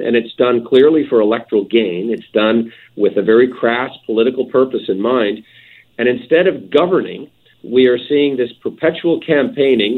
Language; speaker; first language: English; native; English